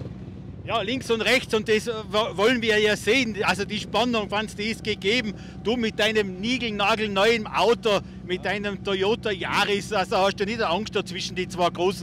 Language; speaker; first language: German; native; German